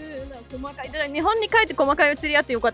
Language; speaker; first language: Japanese; non-native, fluent; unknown